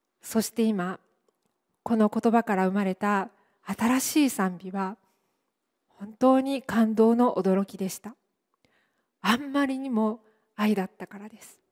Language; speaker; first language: Japanese; native; Japanese